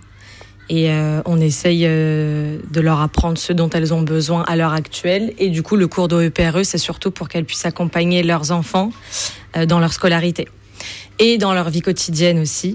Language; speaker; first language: French; native; French